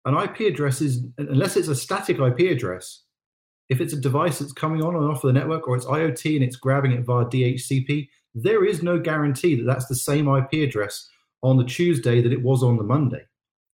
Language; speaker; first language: English; native; English